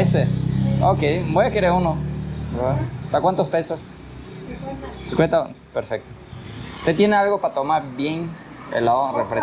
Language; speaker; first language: Spanish; non-native, fluent; Portuguese